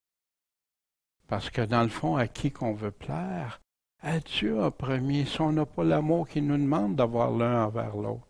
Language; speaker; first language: French; native; French